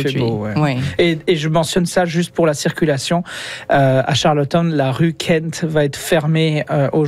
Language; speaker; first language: French; native; French